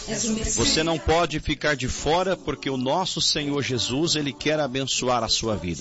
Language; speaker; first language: Portuguese; native; Portuguese